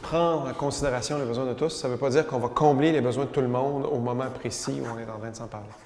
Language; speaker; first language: French; native; French